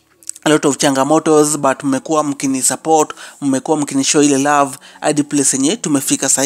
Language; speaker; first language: Swahili; non-native, local second language; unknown